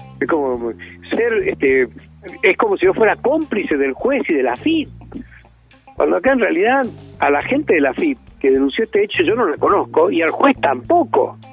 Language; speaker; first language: Spanish; native; Spanish